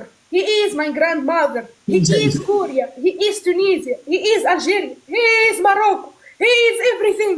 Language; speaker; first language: English; non-native, learner; Arabic